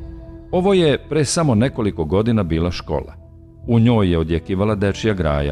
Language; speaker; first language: Serbian; native; Serbian